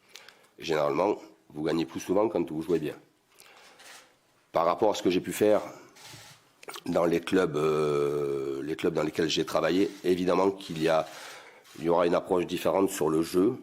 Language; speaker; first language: French; native; French